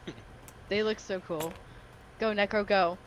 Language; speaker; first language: English; native; English